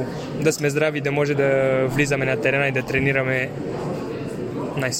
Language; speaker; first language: Bulgarian; non-native, fluent; Romanian